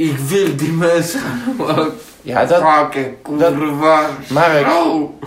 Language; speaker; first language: Dutch; non-native, learner; Polish